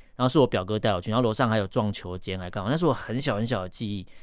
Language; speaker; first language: Chinese; native; Chinese